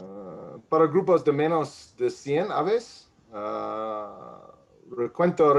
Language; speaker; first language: Spanish; non-native, learner; English